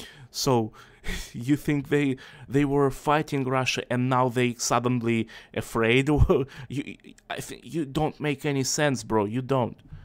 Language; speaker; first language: English; non-native, fluent; Russian